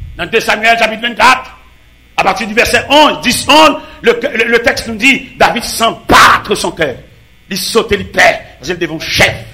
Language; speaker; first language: French; non-native, local second language; Haitian Creole